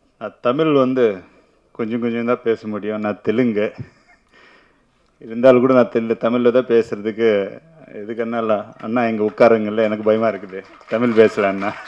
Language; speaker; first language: Tamil; non-native, learner; Telugu